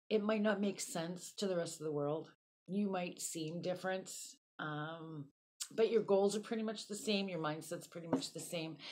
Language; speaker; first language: English; native; English